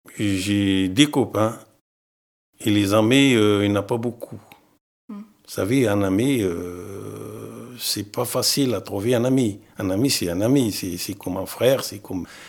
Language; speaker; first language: French; non-native, fluent; Arabic